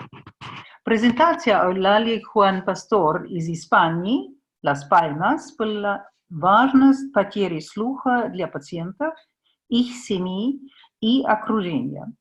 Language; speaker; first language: Russian; non-native, fluent; German